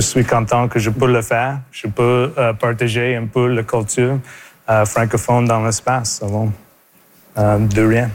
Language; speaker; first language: French; non-native, local second language; English